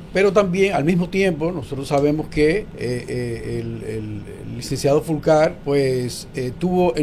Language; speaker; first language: Spanish; native; Spanish